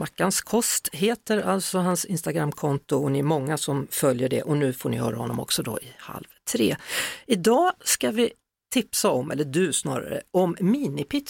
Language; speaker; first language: Swedish; native; Swedish